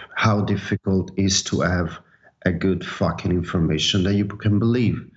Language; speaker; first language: English; non-native, fluent; Italian